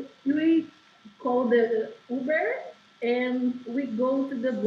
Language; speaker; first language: English; non-native, learner; Portuguese